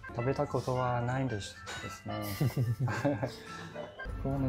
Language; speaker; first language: Japanese; non-native, learner; Chinese